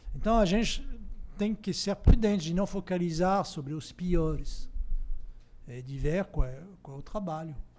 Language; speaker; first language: Portuguese; non-native, fluent; French